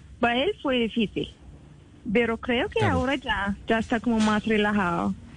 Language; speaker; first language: Spanish; non-native, fluent; Arabic